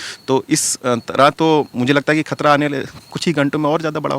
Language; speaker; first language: Hindi; native; Hindi